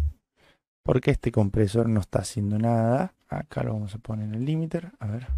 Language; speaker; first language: Spanish; native; Spanish